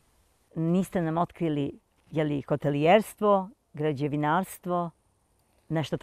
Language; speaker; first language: Serbian; native; Serbian